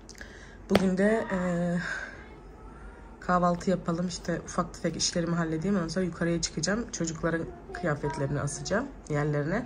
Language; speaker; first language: Turkish; native; Turkish